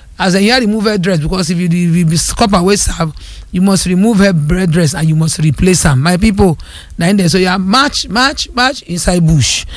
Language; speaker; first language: Nigerian Pidgin; non-native, local second language; Yoruba